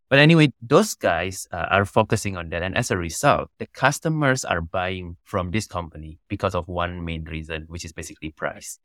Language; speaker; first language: English; non-native, fluent; Indonesian